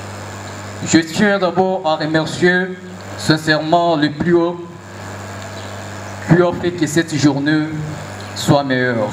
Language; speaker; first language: French; non-native, local second language; Luba-Lulua